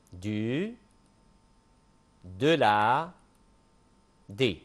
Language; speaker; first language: French; non-native, local second language; Arabic